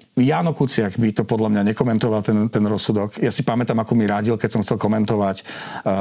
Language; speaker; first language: Slovak; native; Slovak